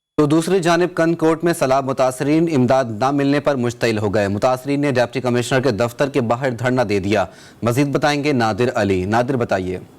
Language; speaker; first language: Urdu; native; Urdu